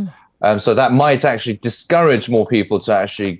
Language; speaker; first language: English; native; English